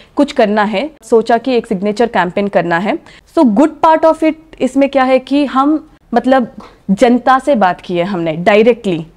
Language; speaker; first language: Hindi; non-native, local second language; Kannada